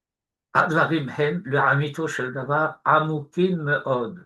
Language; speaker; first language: Hebrew; non-native, fluent; French